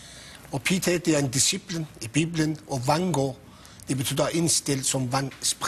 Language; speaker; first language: Danish; non-native, local second language; Persian